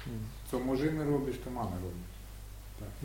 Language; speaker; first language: Polish; non-native, learner; Ukrainian